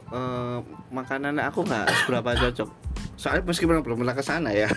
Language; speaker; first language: Indonesian; non-native, local second language; Javanese